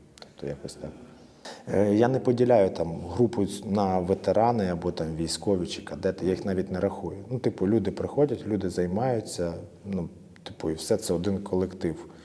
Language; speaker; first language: Ukrainian; native; Ukrainian